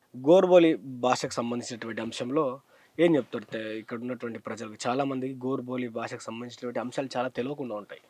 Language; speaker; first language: Telugu; native; Telugu